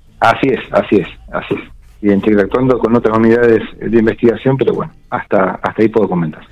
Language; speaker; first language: Spanish; native; Spanish